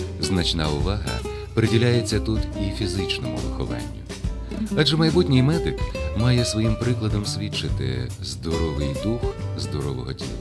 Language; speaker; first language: Ukrainian; native; Ukrainian